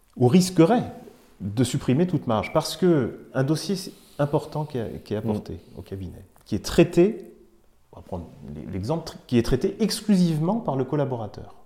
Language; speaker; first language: French; native; French